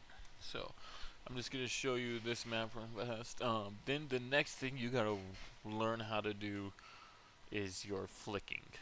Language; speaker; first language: English; native; English